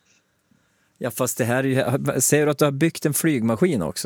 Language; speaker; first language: Swedish; native; Swedish